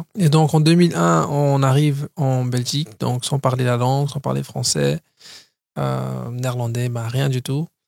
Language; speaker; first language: French; early bilingual, other home language; Portuguese